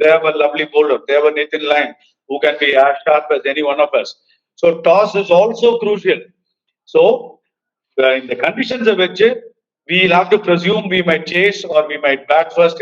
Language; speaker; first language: English; non-native, local second language; Tamil